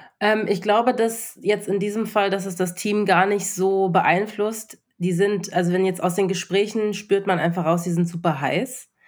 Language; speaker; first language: German; native; German